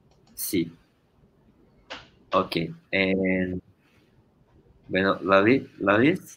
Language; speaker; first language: Spanish; non-native, fluent; Portuguese